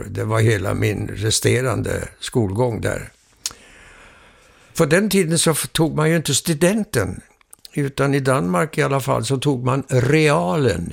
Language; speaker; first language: Swedish; early bilingual, heritage; Swedish